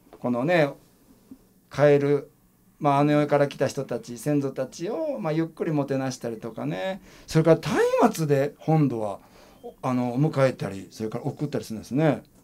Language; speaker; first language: Japanese; native; Japanese